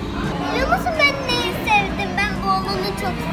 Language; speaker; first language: Turkish; early bilingual, heritage; Turkish